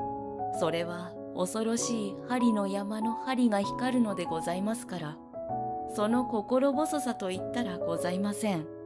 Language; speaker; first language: Japanese; native; Japanese